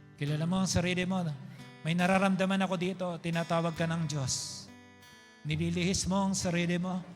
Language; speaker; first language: Filipino; non-native, local second language; Pampanga